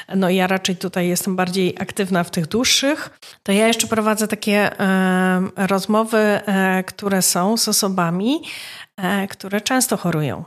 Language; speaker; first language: Polish; native; Polish